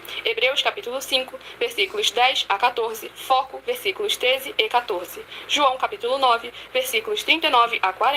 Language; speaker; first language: Portuguese; native; Portuguese